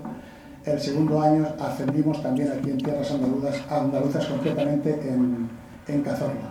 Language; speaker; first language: Spanish; native; Spanish